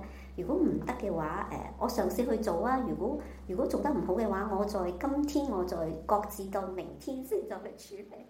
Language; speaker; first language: Chinese; native; Chinese